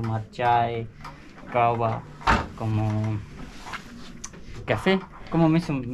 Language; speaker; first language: Spanish; non-native, learner; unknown